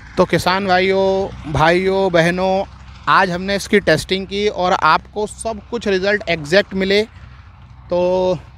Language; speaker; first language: Hindi; native; Hindi